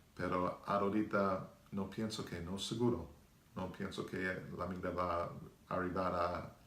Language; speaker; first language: Spanish; non-native, learner; English